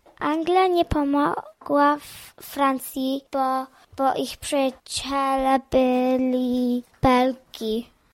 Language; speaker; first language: Polish; early bilingual, heritage; Polish